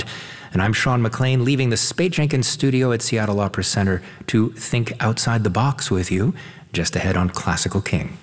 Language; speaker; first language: English; native; English